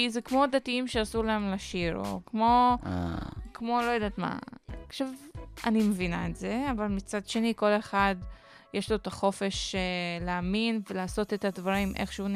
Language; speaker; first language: Hebrew; non-native, local second language; Arabic